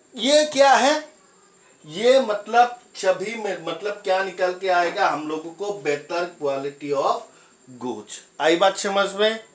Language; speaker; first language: Hindi; non-native, local second language; Assamese